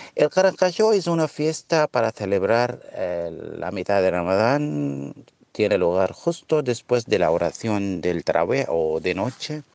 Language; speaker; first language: Spanish; non-native, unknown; Arabic